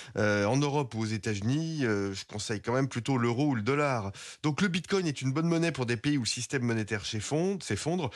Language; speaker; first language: French; native; French